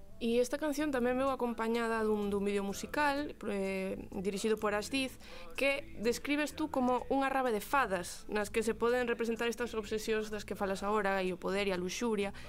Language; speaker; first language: Galician; native; Galician